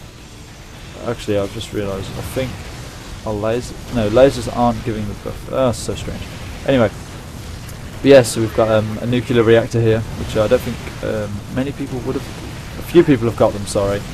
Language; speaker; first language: English; native; English